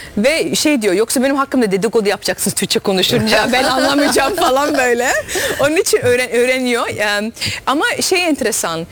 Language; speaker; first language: Turkish; early bilingual, heritage; Dutch